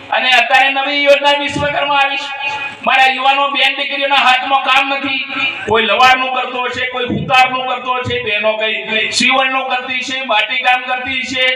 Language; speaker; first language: Gujarati; non-native, local second language; Bhili